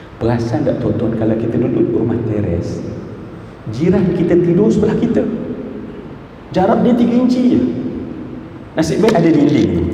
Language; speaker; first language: Malay; native; Malay